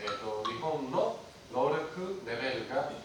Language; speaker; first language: Japanese; non-native, learner; Chinese